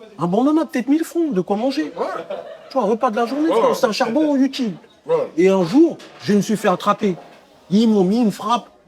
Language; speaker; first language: French; early bilingual, other home language; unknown